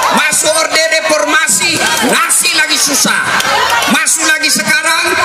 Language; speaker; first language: Indonesian; non-native, local second language; Buginese